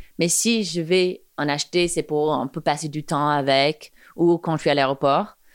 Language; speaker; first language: French; non-native, fluent; English